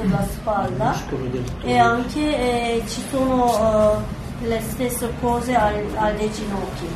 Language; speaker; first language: Italian; non-native, learner; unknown